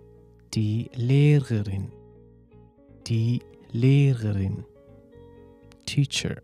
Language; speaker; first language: German; non-native, fluent; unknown